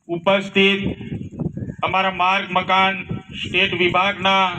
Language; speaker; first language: Gujarati; non-native, local second language; Rathawi